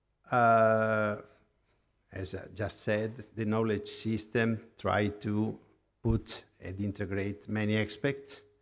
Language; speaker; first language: English; non-native, fluent; Italian